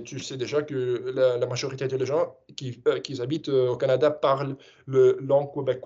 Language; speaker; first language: French; non-native, fluent; English